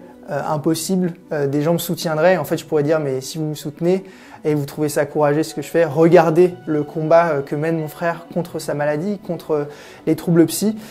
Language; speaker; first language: French; native; French